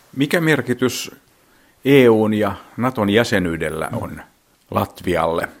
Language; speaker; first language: Finnish; native; Finnish